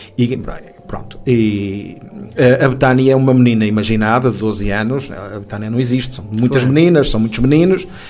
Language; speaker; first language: Portuguese; native; Portuguese